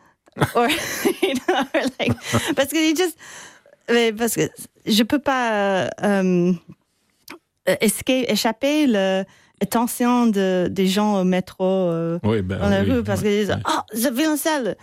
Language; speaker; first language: French; non-native, fluent; English